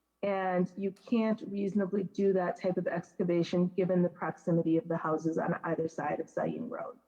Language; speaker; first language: English; native; English